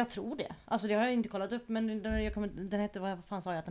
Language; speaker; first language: Swedish; native; Swedish